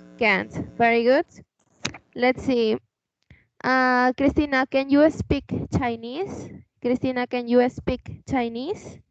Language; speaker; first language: English; non-native, fluent; Spanish